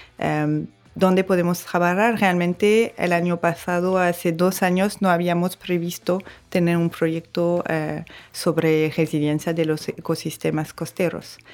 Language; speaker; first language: Spanish; non-native, fluent; French